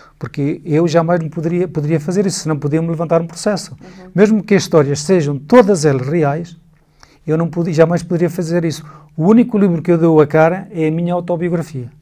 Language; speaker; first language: Portuguese; native; Portuguese